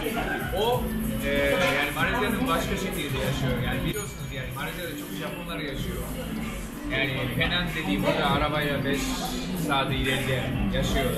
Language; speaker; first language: Turkish; non-native, fluent; Japanese